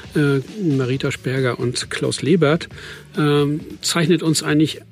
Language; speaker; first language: German; native; German